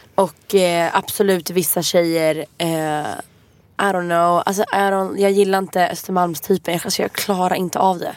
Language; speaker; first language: Swedish; native; Swedish